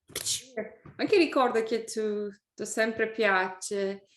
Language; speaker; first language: Italian; non-native, learner; English